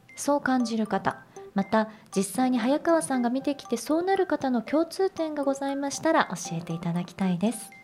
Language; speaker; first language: Japanese; native; Japanese